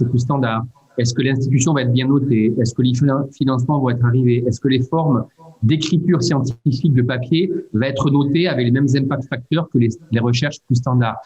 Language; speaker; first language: French; native; French